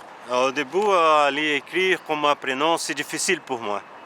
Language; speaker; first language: French; non-native, learner; Portuguese